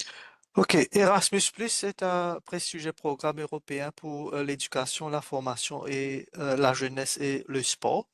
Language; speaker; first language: French; non-native, fluent; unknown